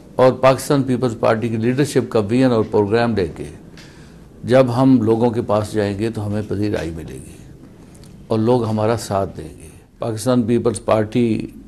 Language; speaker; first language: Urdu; native; Urdu